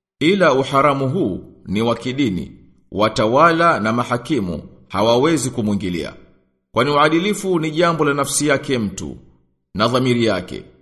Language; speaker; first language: Swahili; native; Swahili